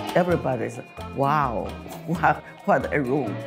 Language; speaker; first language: English; non-native, fluent; Chinese